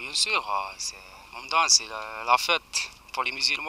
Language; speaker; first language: French; non-native, learner; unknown